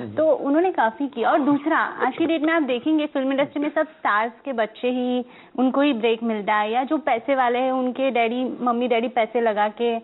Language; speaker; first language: Hindi; non-native, local second language; Gujarati